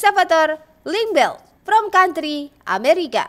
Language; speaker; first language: English; non-native, learner; Indonesian